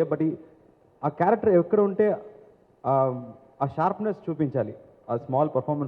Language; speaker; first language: Telugu; non-native, learner; Tamil